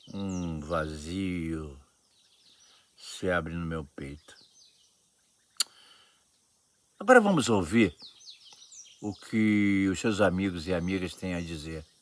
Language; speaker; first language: Portuguese; native; Portuguese